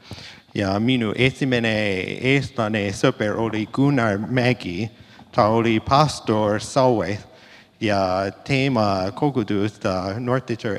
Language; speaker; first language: Estonian; non-native, learner; English